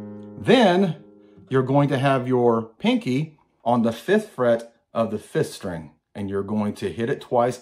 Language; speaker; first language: English; native; English